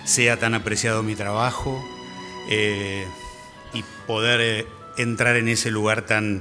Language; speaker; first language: Spanish; native; Spanish